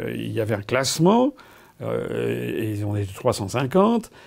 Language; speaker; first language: French; native; French